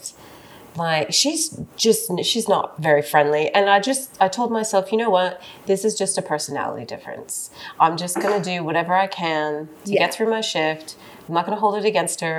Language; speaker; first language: English; native; English